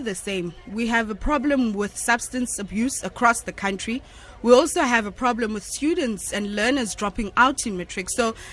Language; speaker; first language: English; non-native, local second language; Xhosa